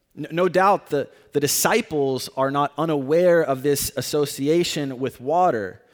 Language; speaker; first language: English; native; English